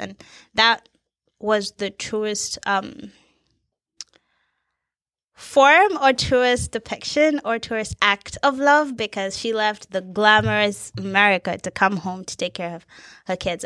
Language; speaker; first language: English; non-native, local second language; Ganda